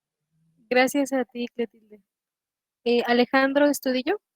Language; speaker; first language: Spanish; native; Spanish